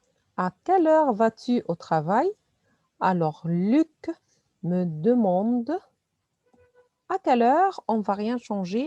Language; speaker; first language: French; non-native, fluent; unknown